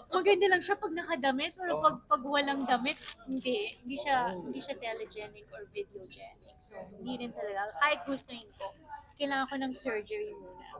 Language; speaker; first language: Filipino; native; Filipino